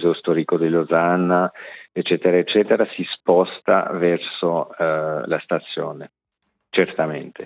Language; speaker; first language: Italian; non-native, local second language; French